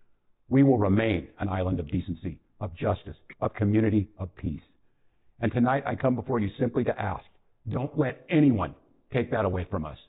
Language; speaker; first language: English; native; English